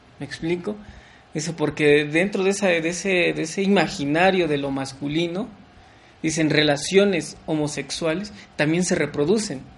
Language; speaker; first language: Spanish; early bilingual, heritage; French